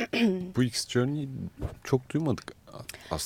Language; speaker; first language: Turkish; native; Turkish